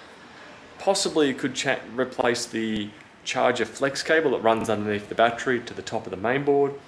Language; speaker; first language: English; native; English